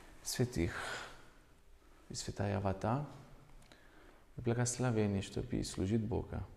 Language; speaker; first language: Russian; non-native, fluent; Greek